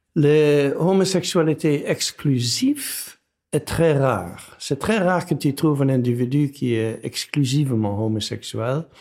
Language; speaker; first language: French; non-native, fluent; Dutch